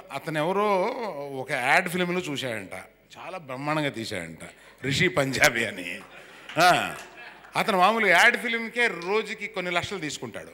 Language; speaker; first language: Telugu; native; Telugu